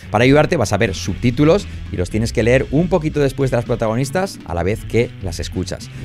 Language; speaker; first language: Spanish; native; Spanish